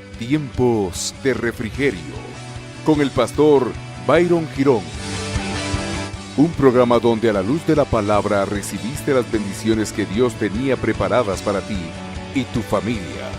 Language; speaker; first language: Spanish; native; Spanish